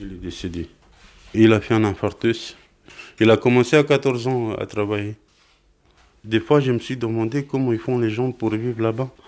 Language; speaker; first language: French; non-native, fluent; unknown